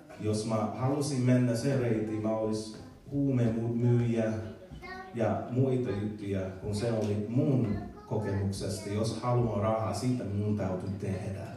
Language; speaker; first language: Finnish; non-native, learner; English